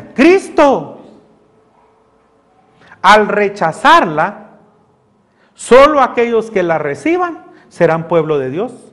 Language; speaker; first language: Spanish; native; Spanish